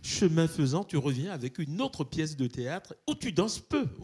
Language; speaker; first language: French; native; French